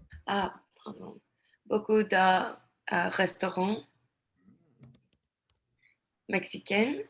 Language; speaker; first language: French; non-native, learner; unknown